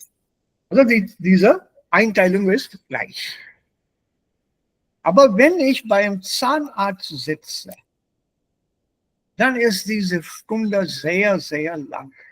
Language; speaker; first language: German; non-native, fluent; Hindi